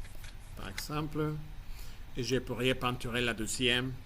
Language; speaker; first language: French; non-native, fluent; Spanish